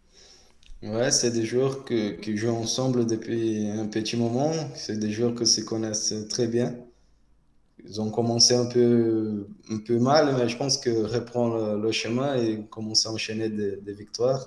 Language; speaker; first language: French; non-native, fluent; Portuguese